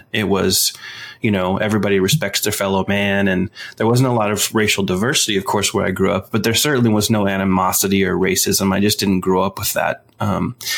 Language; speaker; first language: English; native; English